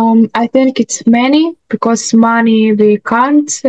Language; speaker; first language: English; non-native, learner; Russian